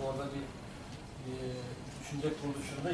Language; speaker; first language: Turkish; native; Turkish